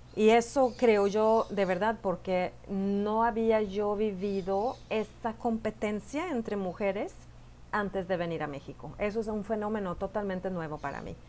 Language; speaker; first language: Spanish; non-native, fluent; Swedish